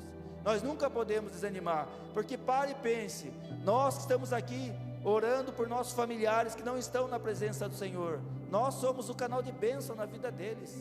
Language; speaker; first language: Portuguese; native; Portuguese